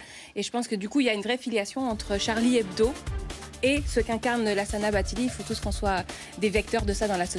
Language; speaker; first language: French; native; French